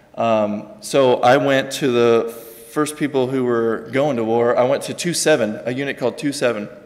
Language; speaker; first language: English; native; English